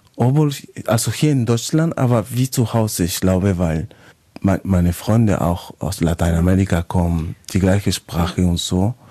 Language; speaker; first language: German; non-native, fluent; Spanish